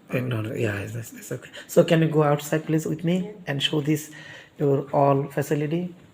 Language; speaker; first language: English; non-native, local second language; Bangla